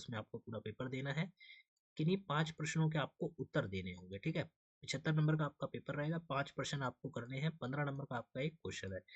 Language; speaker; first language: Hindi; native; Hindi